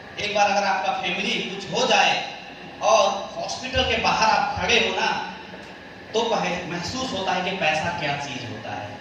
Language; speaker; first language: Hindi; non-native, local second language; Nepali